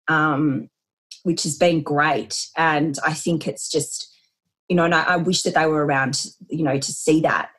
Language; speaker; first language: English; native; English